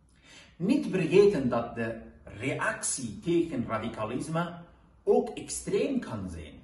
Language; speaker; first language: Dutch; non-native, fluent; Kurdish